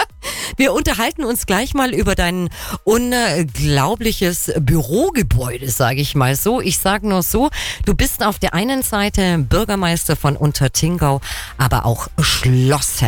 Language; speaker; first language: German; native; German